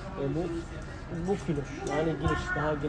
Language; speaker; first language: Turkish; non-native, learner; Arabic